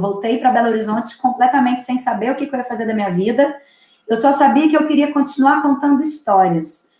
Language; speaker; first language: Portuguese; native; Portuguese